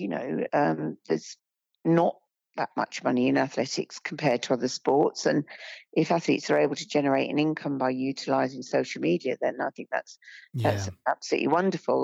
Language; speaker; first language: English; native; English